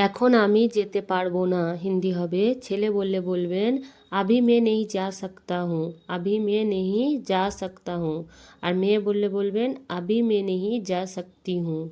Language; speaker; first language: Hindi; non-native, fluent; Bangla